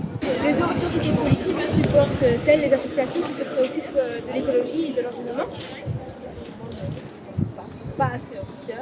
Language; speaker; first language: French; native; French